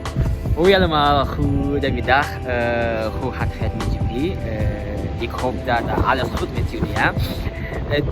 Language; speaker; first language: Dutch; non-native, learner; Indonesian